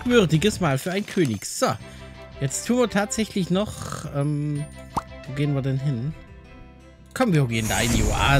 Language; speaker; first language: German; native; German